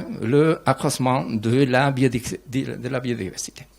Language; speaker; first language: French; non-native, learner; Spanish